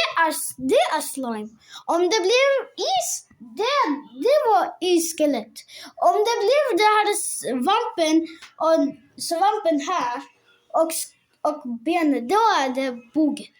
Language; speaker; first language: Swedish; non-native, local second language; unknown